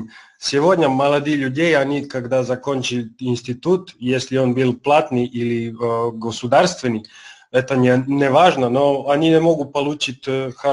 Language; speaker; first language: Russian; non-native, learner; Serbian